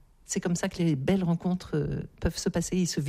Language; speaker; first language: French; native; French